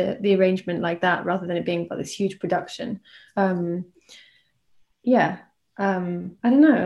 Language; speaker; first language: English; native; English